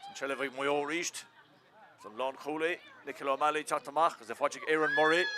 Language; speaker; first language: Irish; native; Irish